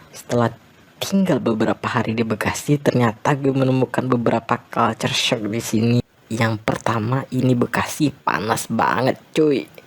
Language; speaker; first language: Indonesian; non-native, local second language; Minangkabau